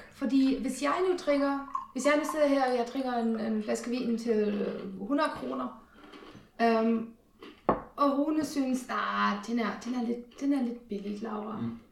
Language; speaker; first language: Danish; non-native, fluent; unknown